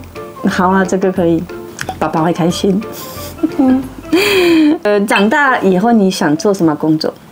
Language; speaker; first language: Chinese; non-native, fluent; French